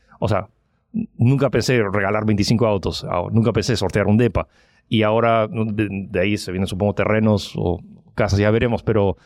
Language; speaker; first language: Spanish; early bilingual, other home language; French